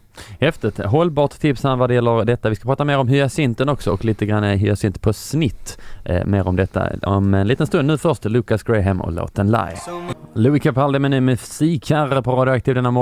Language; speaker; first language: Swedish; native; Swedish